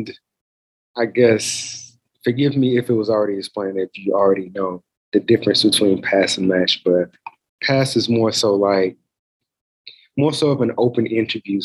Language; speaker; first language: English; native; English